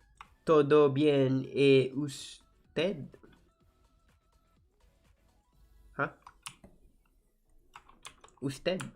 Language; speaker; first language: Spanish; non-native, learner; English